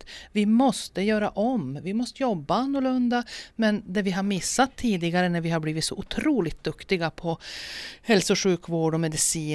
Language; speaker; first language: Swedish; native; Swedish